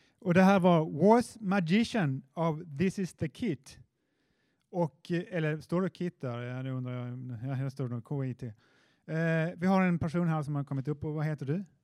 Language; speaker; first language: Swedish; native; Swedish